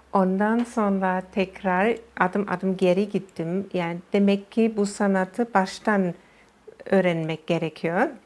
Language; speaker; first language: Turkish; non-native, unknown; German